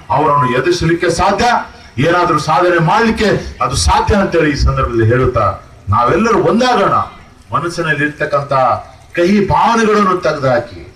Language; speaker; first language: Kannada; non-native, local second language; Urdu